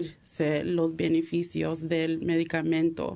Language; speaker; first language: Spanish; early bilingual, heritage; English